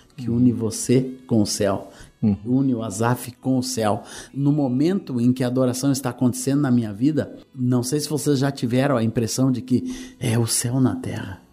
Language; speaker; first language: Portuguese; native; Portuguese